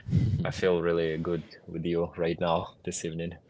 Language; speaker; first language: English; non-native, fluent; Ukrainian